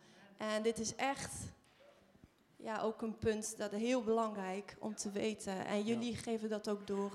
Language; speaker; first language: Dutch; non-native, fluent; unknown